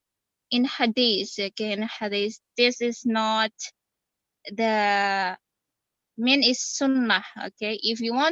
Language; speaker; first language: English; non-native, fluent; Indonesian